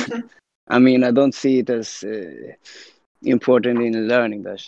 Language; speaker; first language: English; non-native, fluent; Swedish